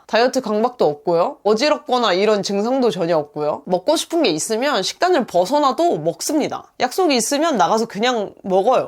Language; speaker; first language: Korean; native; Korean